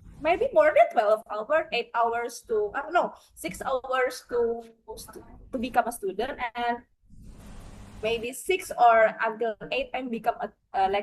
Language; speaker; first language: English; non-native, fluent; Indonesian